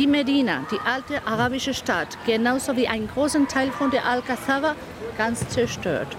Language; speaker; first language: German; non-native, fluent; Spanish